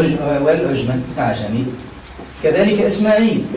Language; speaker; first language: Arabic; native; Arabic